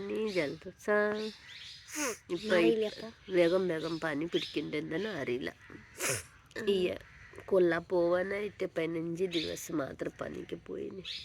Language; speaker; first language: Malayalam; non-native, learner; Hindi